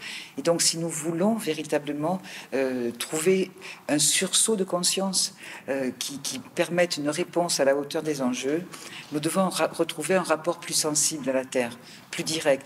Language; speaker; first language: French; native; French